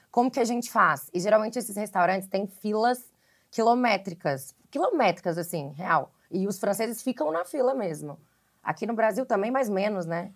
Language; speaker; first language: Portuguese; native; Portuguese